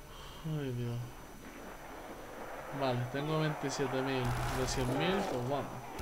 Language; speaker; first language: Spanish; native; Spanish